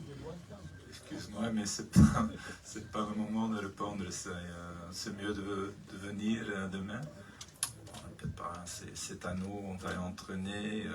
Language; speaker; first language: French; non-native, learner; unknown